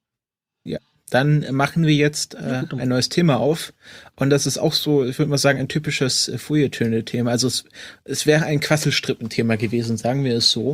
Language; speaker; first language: German; native; German